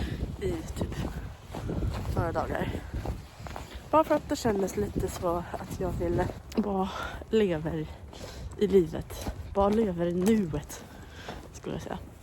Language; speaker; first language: Swedish; non-native, fluent; English